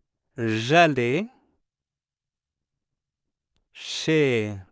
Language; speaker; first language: French; non-native, fluent; Spanish